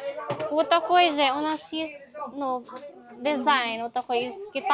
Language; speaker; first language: Russian; non-native, learner; Filipino